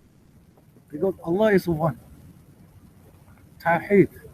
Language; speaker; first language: English; non-native, learner; Japanese